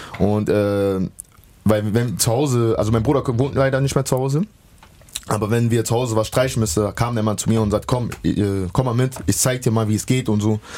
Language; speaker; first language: German; native; German